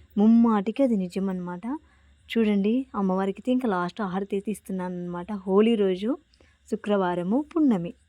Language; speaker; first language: Telugu; native; Telugu